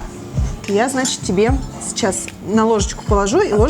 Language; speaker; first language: Russian; native; Russian